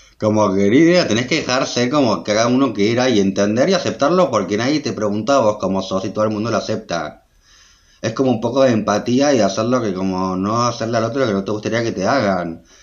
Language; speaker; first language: Spanish; native; Spanish